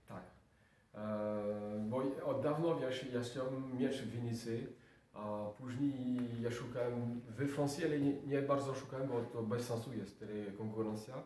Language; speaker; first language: Polish; non-native, learner; French